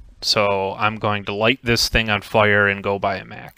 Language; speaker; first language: English; native; English